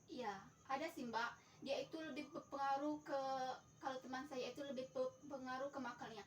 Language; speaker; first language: Indonesian; native; Indonesian